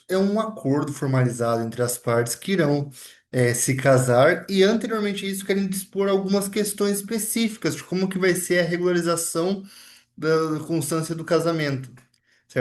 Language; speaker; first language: Portuguese; native; Portuguese